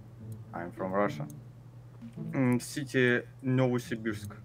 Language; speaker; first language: English; non-native, learner; Russian